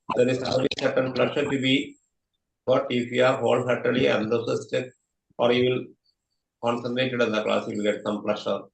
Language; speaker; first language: English; non-native, local second language; Malayalam